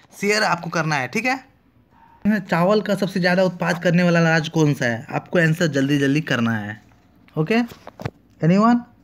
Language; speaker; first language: Hindi; native; Hindi